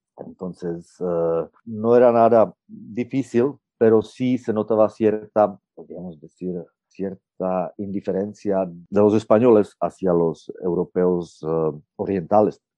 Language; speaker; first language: Spanish; non-native, fluent; Czech